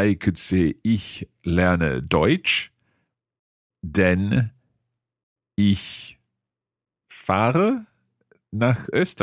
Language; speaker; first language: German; non-native, learner; English